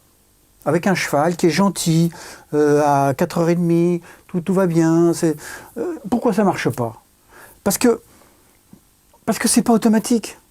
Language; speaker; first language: French; native; French